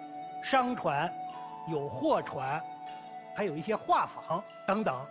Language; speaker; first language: Chinese; native; Chinese